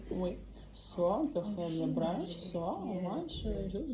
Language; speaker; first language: French; non-native, learner; Vietnamese